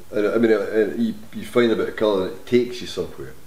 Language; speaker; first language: English; native; English